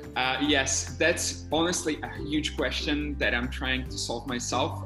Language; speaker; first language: English; non-native, fluent; Slovak